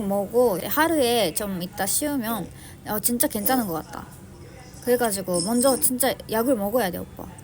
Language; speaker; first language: Korean; non-native, learner; Japanese